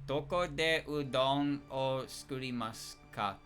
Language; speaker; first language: Japanese; non-native, learner; English